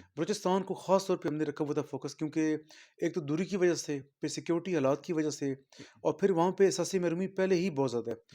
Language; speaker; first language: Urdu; non-native, local second language; Punjabi